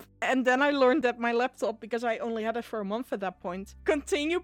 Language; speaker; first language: English; non-native, fluent; Dutch